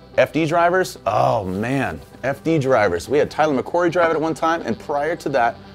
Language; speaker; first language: English; native; English